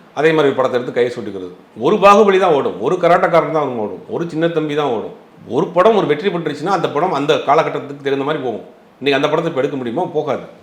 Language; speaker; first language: Tamil; native; Tamil